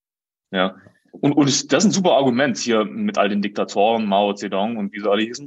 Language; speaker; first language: German; native; German